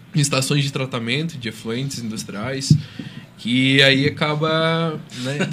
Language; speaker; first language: Portuguese; native; Portuguese